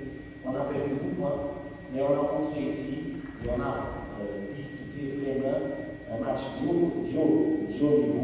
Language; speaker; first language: French; non-native, fluent; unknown